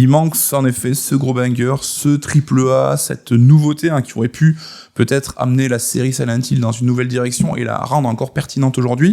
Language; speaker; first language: French; native; French